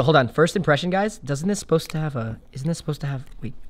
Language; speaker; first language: English; native; English